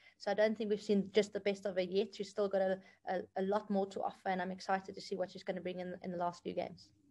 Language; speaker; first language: English; non-native, local second language; Afrikaans